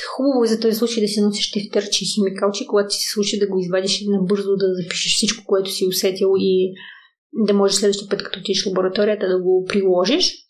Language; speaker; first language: Bulgarian; early bilingual, heritage; Russian